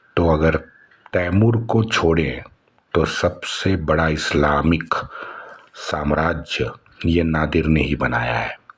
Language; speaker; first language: Hindi; non-native, local second language; Marathi